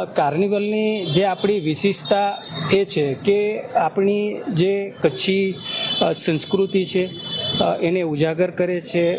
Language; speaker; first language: Gujarati; non-native, local second language; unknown